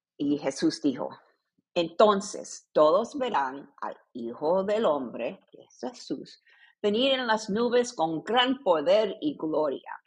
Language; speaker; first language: Spanish; native; Spanish